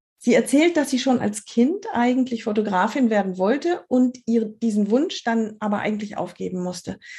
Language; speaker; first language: German; native; German